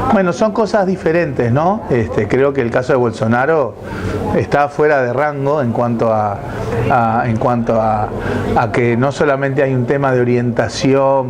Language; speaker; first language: Spanish; native; Spanish